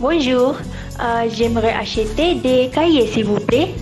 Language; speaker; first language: French; non-native, learner; Malay